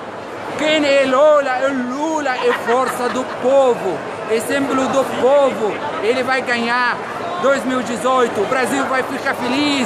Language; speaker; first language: Portuguese; non-native, learner; Arabic